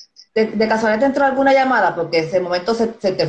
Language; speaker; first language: Spanish; native; Spanish